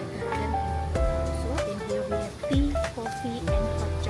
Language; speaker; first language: English; non-native, learner; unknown